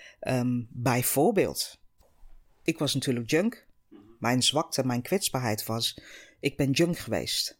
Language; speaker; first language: Dutch; non-native, fluent; English